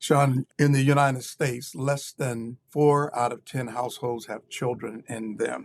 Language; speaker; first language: English; native; English